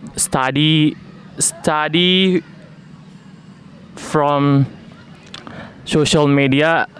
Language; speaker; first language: English; non-native, learner; Indonesian